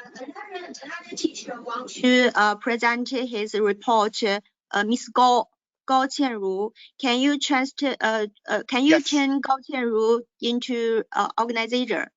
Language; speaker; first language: English; non-native, learner; Chinese